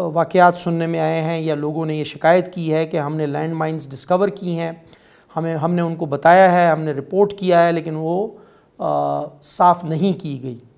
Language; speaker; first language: Urdu; non-native, local second language; Pashto